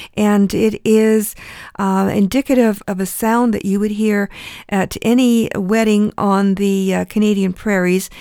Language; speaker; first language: English; early bilingual, other home language; Ukrainian